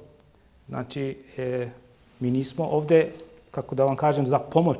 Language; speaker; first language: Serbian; non-native, local second language; Turkish